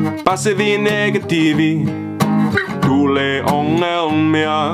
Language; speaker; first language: Finnish; non-native, learner; English